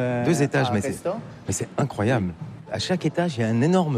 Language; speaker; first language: French; native; French